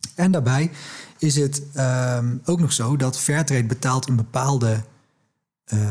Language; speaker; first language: Dutch; native; Dutch